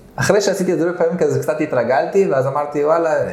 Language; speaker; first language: Hebrew; early bilingual, other home language; Russian